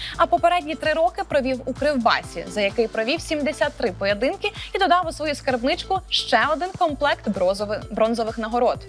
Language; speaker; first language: Ukrainian; native; Ukrainian